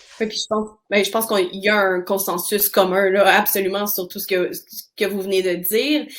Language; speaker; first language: French; native; French